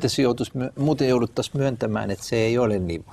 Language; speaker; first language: Finnish; native; Finnish